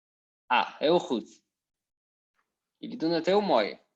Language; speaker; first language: Dutch; non-native, fluent; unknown